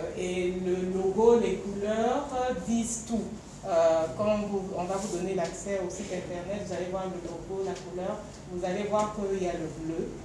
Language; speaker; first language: French; non-native, local second language; Bambara